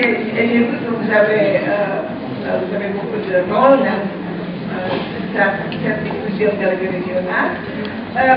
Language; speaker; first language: French; non-native, fluent; Indonesian